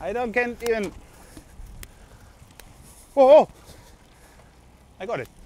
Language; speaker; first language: English; non-native, fluent; Italian